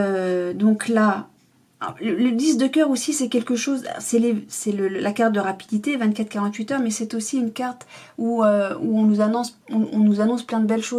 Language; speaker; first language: French; native; French